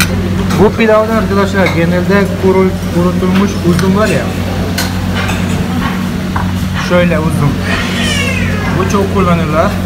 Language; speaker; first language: Turkish; non-native, fluent; Malayalam